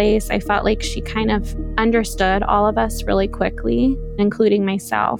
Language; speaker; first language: English; native; English